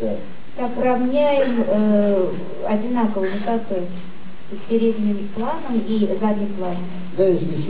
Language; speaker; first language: Russian; non-native, fluent; Japanese